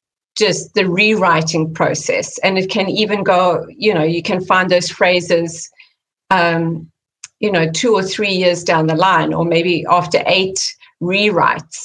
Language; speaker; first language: English; native; English